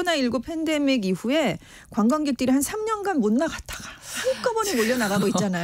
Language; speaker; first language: Korean; native; Korean